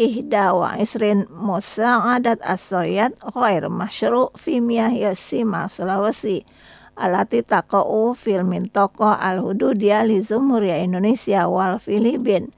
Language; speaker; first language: Arabic; non-native, fluent; Indonesian